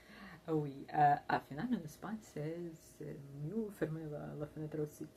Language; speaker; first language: French; non-native, learner; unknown